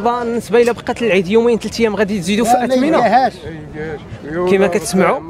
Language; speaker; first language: Arabic; native; Arabic